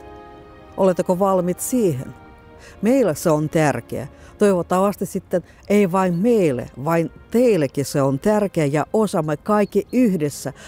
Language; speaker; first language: Finnish; non-native, fluent; Russian